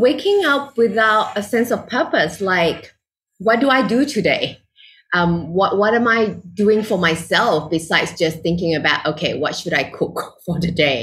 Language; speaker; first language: English; non-native, local second language; Chinese